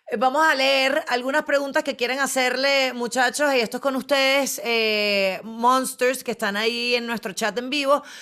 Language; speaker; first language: Spanish; native; Spanish